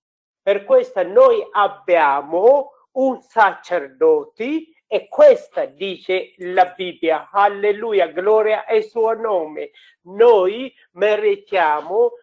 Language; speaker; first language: Italian; non-native, learner; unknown